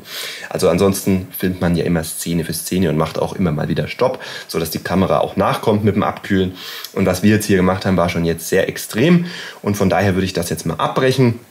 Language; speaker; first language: German; native; German